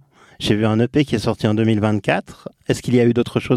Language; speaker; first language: French; native; French